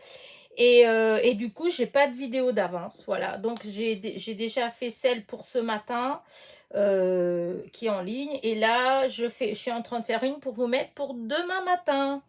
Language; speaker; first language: French; native; French